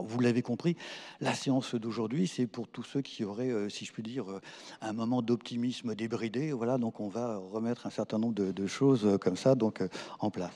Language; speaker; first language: French; native; French